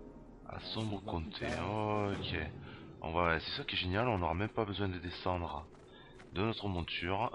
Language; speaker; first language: French; native; French